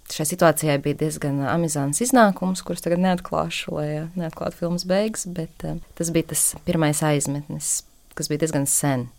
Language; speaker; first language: Latvian; native; Latvian